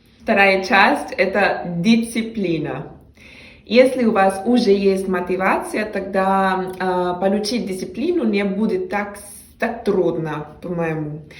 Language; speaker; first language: Russian; non-native, fluent; Spanish